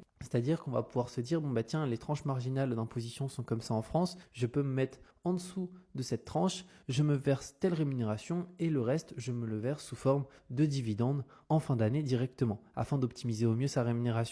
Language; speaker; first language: French; native; French